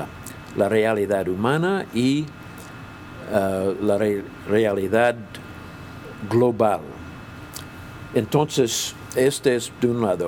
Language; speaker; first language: Spanish; non-native, fluent; English